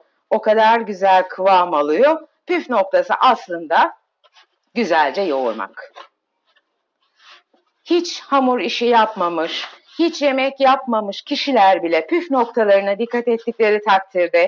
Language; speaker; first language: Turkish; native; Turkish